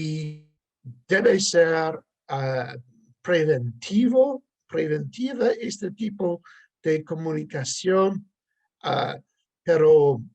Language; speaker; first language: Spanish; non-native, fluent; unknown